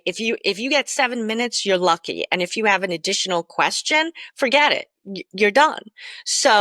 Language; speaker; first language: English; native; English